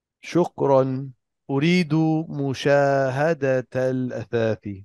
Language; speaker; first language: Arabic; non-native, learner; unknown